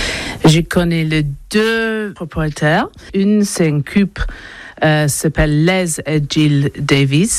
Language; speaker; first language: French; non-native, learner; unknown